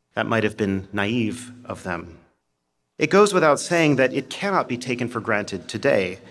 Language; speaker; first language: English; native; English